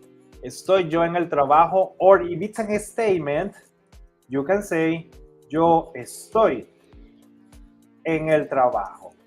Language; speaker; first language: Spanish; non-native, fluent; English